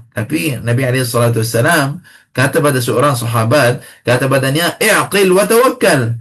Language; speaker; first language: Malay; non-native, fluent; Arabic